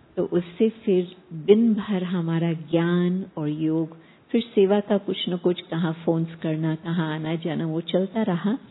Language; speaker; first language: Hindi; non-native, fluent; English